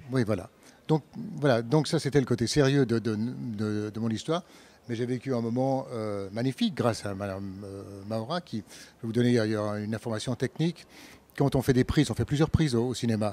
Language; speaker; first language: French; native; French